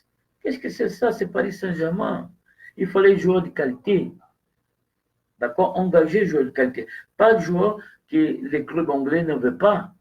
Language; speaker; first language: French; non-native, fluent; Portuguese